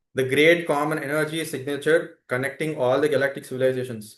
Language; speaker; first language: English; non-native, local second language; Telugu